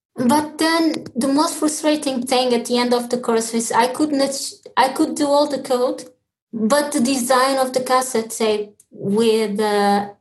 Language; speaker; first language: English; early bilingual, other home language; Portuguese